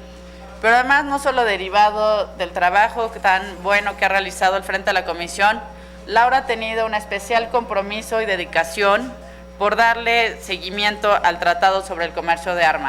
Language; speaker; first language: Spanish; native; Spanish